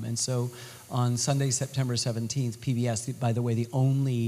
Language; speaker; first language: English; native; English